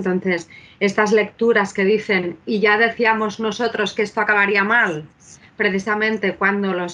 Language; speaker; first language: Spanish; native; Spanish